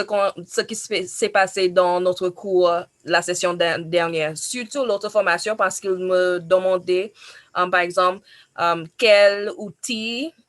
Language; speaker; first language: French; non-native, fluent; English